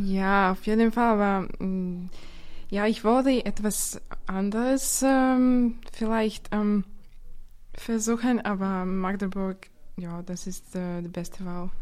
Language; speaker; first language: German; non-native, learner; Latvian